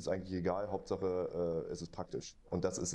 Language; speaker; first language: German; native; German